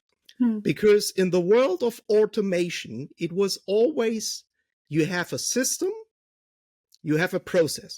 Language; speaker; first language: English; non-native, fluent; German